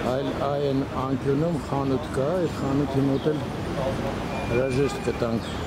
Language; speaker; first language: Armenian; native; Armenian